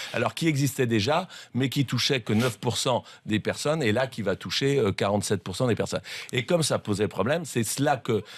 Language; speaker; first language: French; native; French